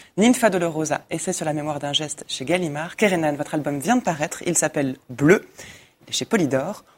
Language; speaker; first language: French; native; French